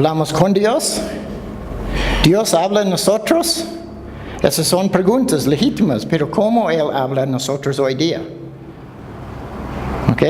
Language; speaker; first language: Spanish; non-native, fluent; English